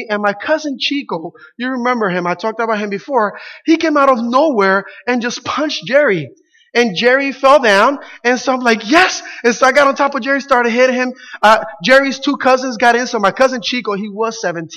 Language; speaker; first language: English; early bilingual, other home language; Spanish